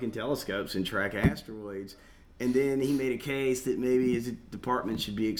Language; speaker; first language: English; native; English